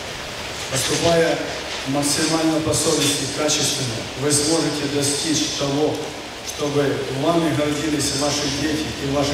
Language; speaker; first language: Russian; native; Russian